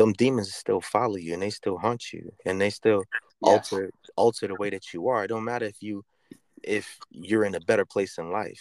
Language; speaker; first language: English; native; English